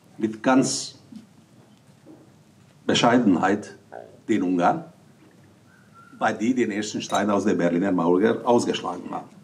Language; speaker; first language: German; non-native, fluent; Hungarian